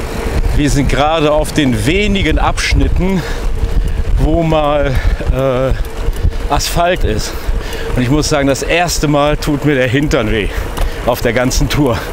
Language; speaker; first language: German; native; German